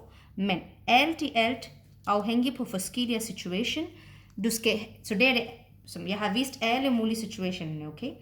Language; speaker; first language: Danish; non-native, fluent; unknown